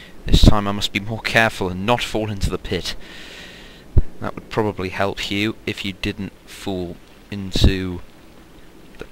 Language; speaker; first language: English; native; English